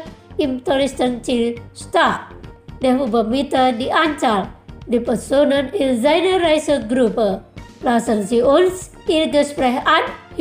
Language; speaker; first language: German; non-native, fluent; Indonesian